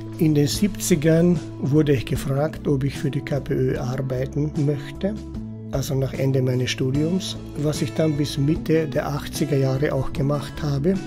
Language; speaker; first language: German; non-native, local second language; Slovenian